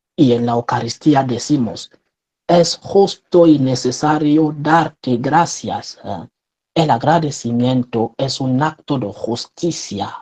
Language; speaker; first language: Spanish; non-native, fluent; French